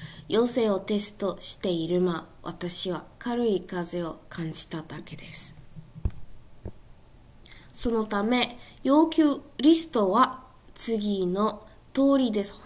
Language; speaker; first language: Japanese; non-native, learner; English